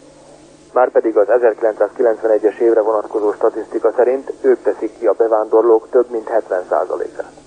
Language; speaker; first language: Hungarian; native; Hungarian